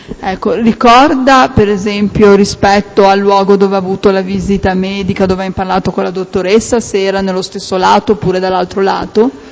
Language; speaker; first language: Italian; native; Italian